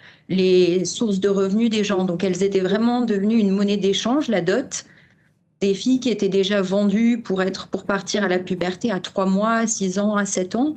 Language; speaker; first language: French; native; French